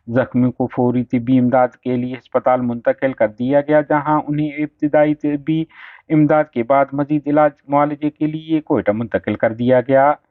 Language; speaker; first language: Urdu; non-native, local second language; Baluchi